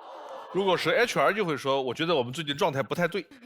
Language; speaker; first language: Chinese; native; Chinese